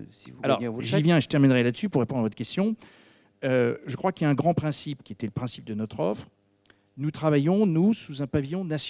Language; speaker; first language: French; native; French